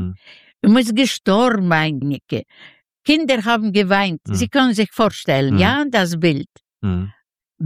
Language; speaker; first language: German; non-native, learner; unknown